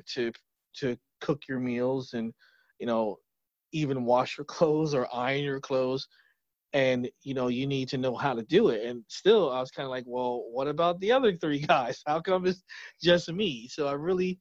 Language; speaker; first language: English; native; English